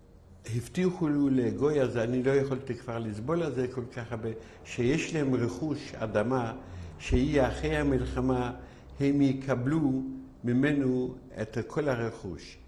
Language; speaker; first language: Hebrew; non-native, fluent; Yiddish